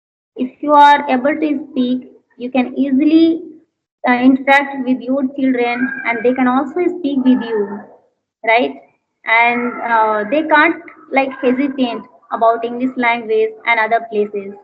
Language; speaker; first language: English; non-native, learner; Hindi